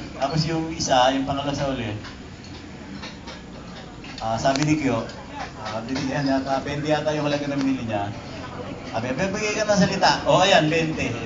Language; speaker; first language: Filipino; native; Filipino